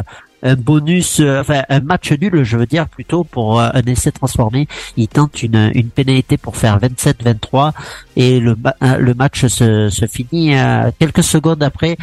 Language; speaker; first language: French; native; French